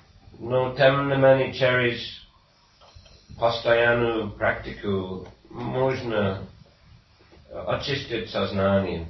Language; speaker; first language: Russian; non-native, fluent; English